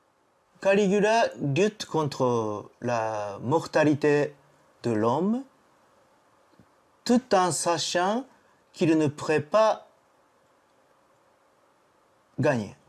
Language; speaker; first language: French; non-native, fluent; Japanese